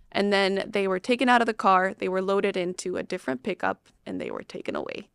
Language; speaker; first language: English; non-native, fluent; Spanish